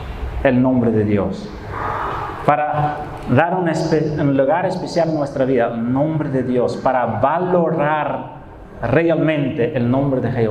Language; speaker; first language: Spanish; non-native, fluent; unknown